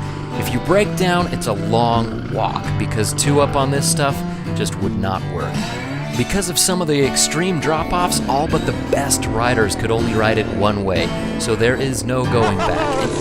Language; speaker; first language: English; native; English